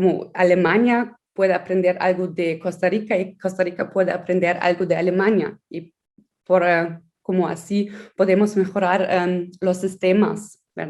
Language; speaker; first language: Spanish; non-native, fluent; German